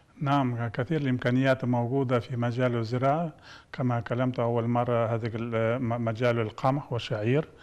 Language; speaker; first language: Arabic; non-native, fluent; Kazakh